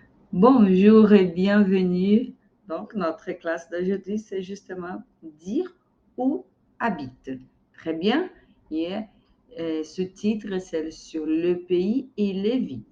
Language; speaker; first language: French; non-native, fluent; Portuguese